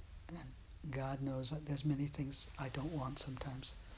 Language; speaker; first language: English; native; English